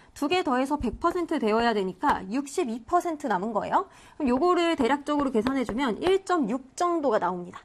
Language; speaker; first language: Korean; native; Korean